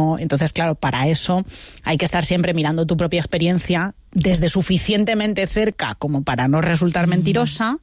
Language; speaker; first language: Spanish; native; Spanish